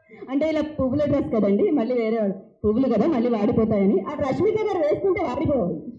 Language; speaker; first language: Telugu; native; Telugu